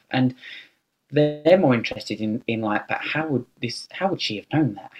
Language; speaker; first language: English; native; English